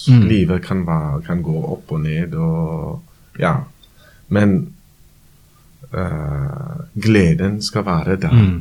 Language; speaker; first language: Norwegian; non-native, fluent; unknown